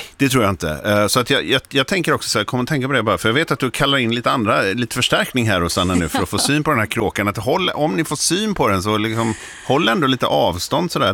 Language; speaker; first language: Swedish; native; Swedish